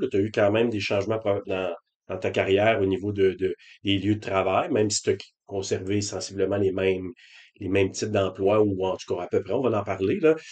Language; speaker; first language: French; native; French